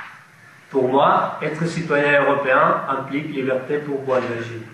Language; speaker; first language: French; non-native, fluent; Spanish